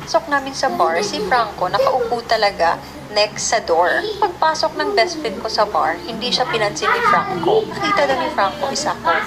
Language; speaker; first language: Filipino; non-native, local second language; Cebuano